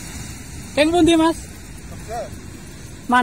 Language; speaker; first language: Indonesian; native; Indonesian